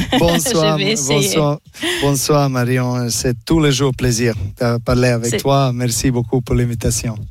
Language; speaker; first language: French; non-native, learner; Serbian